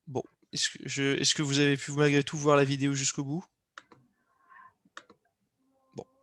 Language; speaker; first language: French; native; French